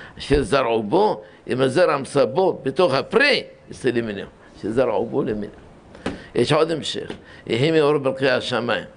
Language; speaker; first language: Hebrew; early bilingual, other home language; Arabic